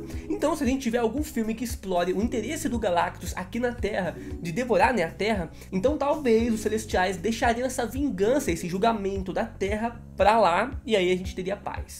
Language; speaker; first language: Portuguese; native; Portuguese